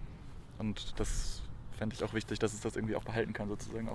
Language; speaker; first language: German; native; German